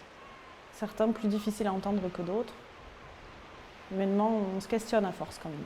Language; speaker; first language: French; native; French